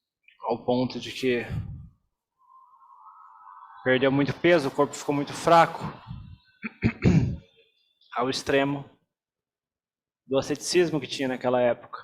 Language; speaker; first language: Portuguese; native; Portuguese